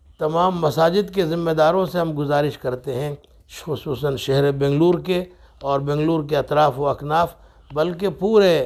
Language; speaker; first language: Hindi; non-native, local second language; Urdu